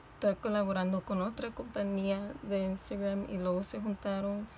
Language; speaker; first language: Spanish; early bilingual, heritage; Spanish